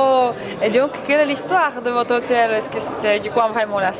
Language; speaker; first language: French; native; French